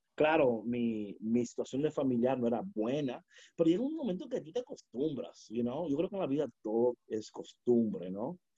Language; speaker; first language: Spanish; early bilingual, heritage; Spanish